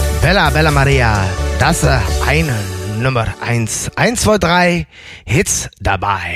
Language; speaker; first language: German; non-native, learner; Dutch